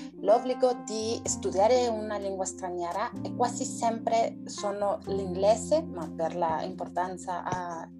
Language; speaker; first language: Italian; non-native, learner; Spanish